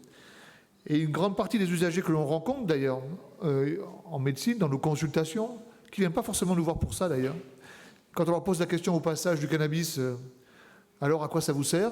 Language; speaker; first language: French; native; French